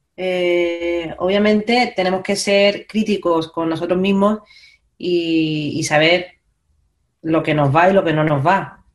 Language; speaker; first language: Spanish; native; Spanish